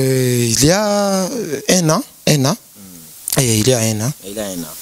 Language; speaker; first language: French; non-native, learner; Rundi